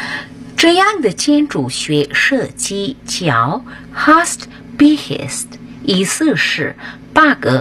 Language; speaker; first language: Chinese; non-native, fluent; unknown